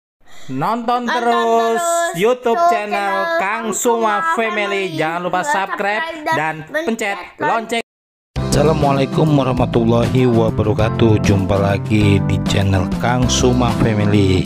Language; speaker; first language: Indonesian; native; Indonesian